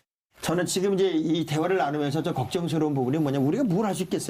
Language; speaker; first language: Korean; native; Korean